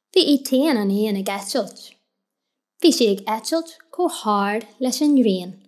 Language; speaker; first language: Irish; native; Irish